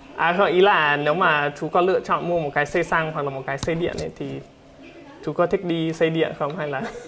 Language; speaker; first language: Vietnamese; non-native, fluent; English